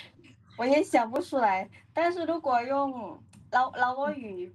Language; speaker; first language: Chinese; non-native, learner; Lao